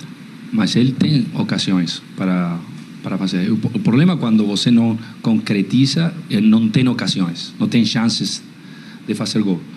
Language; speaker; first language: Portuguese; non-native, learner; Spanish